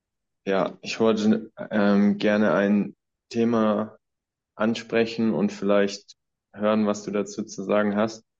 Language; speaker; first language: German; native; German